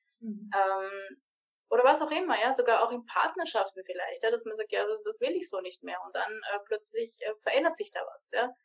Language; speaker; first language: German; native; German